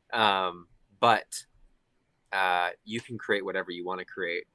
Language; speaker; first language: English; native; English